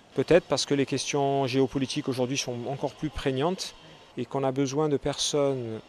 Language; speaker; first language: French; native; French